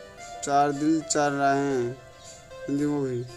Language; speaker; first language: Hindi; non-native, local second language; Odia